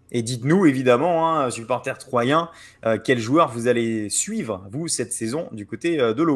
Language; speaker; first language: French; native; French